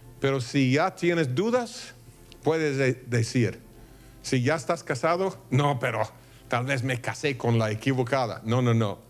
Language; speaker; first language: Spanish; non-native, fluent; English